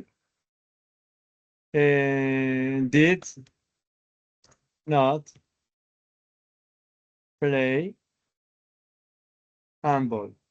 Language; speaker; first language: English; non-native, learner; Spanish